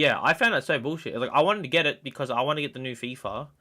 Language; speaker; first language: English; native; English